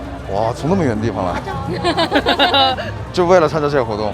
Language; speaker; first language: Chinese; non-native, fluent; Korean